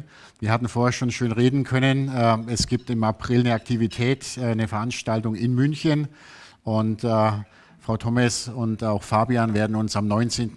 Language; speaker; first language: German; native; German